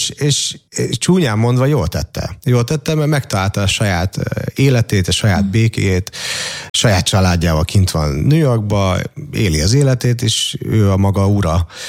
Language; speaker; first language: Hungarian; early bilingual, other home language; English